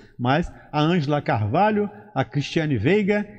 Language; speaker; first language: Portuguese; native; Portuguese